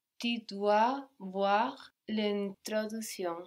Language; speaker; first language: French; non-native, learner; English